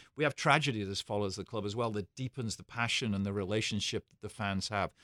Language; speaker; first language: English; native; English